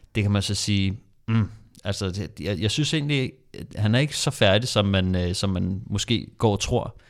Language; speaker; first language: Danish; native; Danish